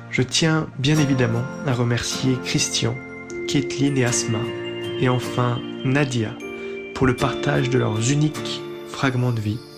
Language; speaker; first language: French; native; French